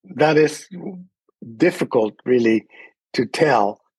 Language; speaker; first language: English; early bilingual, other home language; Spanish